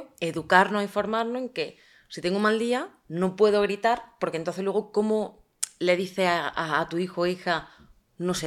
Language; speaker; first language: Spanish; native; Spanish